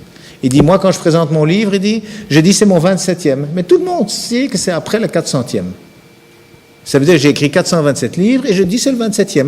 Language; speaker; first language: French; native; French